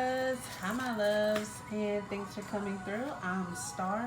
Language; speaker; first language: English; native; English